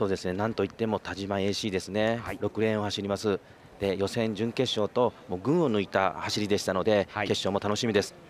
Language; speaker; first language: Japanese; native; Japanese